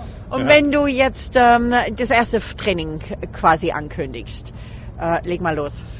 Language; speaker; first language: German; native; German